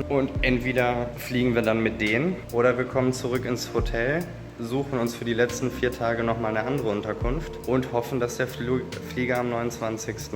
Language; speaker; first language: German; native; German